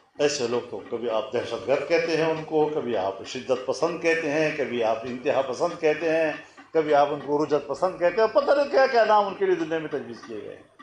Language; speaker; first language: Urdu; non-native, local second language; Pashto